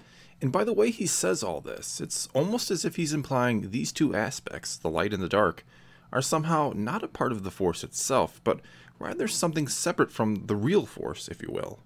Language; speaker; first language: English; native; English